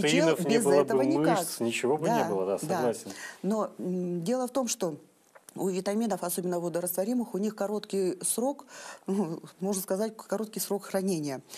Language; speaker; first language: Russian; native; Russian